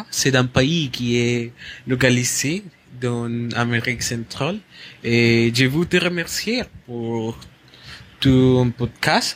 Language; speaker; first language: French; non-native, learner; Spanish